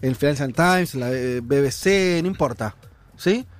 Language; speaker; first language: Spanish; native; Spanish